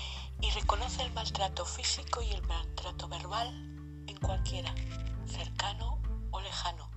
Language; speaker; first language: Spanish; native; Spanish